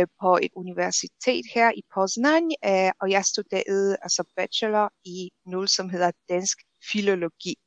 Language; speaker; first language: Danish; non-native, fluent; Polish